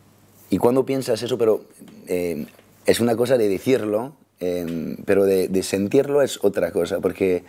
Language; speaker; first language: Spanish; non-native, fluent; French